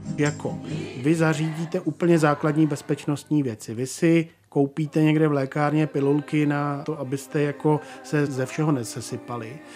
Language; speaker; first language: Czech; native; Czech